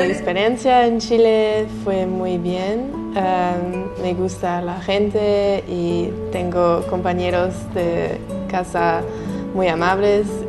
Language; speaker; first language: Spanish; non-native, fluent; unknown